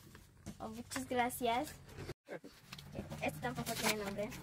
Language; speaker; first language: Spanish; early bilingual, other home language; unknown